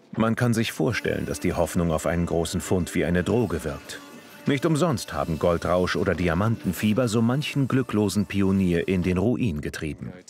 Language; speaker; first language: German; native; German